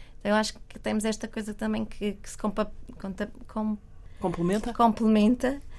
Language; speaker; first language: Portuguese; native; Portuguese